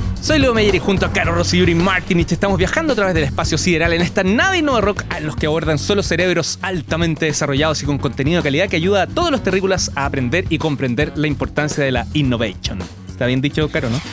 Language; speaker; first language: Spanish; native; Spanish